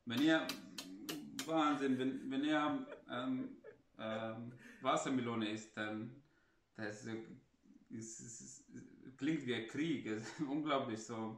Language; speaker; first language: German; non-native, fluent; Arabic